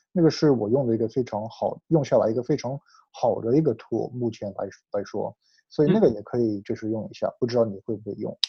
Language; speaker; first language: Chinese; early bilingual, heritage; Chinese